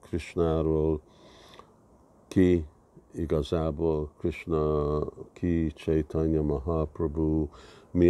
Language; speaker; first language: Hungarian; early bilingual, heritage; Hungarian